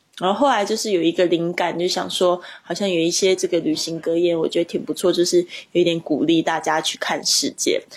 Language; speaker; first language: Chinese; native; Chinese